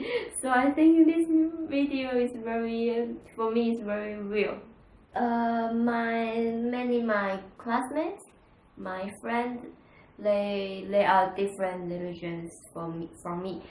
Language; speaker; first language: English; non-native, learner; Chinese